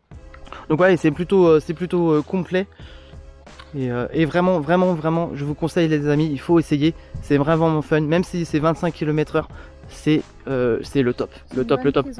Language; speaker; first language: French; native; French